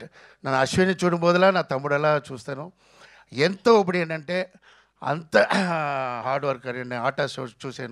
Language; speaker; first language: Telugu; non-native, fluent; Tamil